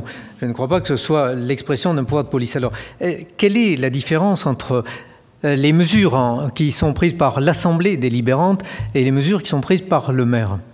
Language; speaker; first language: French; native; French